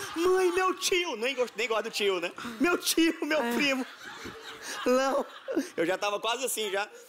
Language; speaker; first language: Portuguese; native; Portuguese